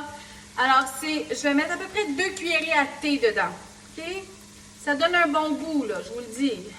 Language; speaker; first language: French; native; French